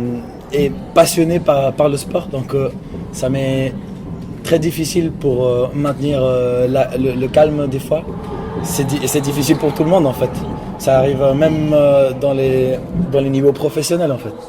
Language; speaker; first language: French; non-native, local second language; Spanish